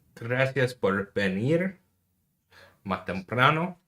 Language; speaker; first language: Spanish; non-native, learner; English